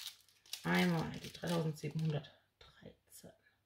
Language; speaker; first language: German; native; German